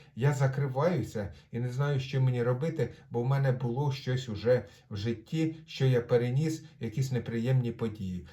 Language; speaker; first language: Ukrainian; non-native, local second language; Russian